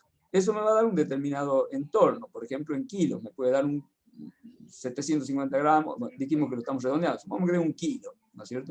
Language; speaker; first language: Spanish; native; Spanish